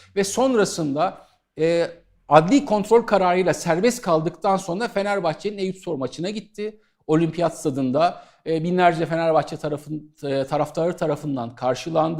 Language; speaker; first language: Turkish; native; Turkish